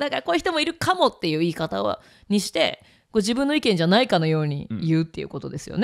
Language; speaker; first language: Japanese; native; Japanese